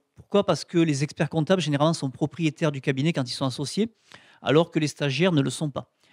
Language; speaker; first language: French; native; French